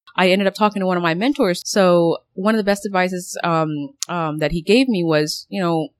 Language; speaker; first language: English; early bilingual, other home language; Somali